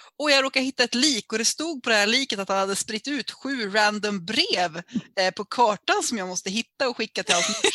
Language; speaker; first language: Swedish; native; Swedish